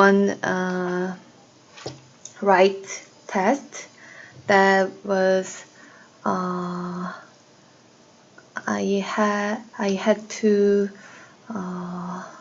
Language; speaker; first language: English; non-native, learner; Korean